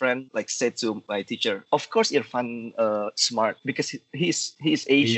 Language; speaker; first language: English; non-native, learner; Indonesian